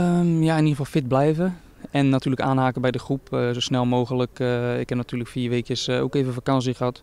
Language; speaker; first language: Dutch; native; Dutch